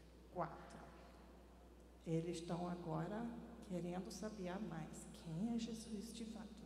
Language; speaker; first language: Portuguese; non-native, fluent; German